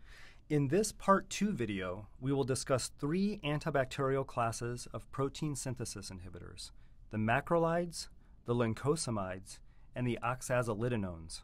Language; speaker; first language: English; native; English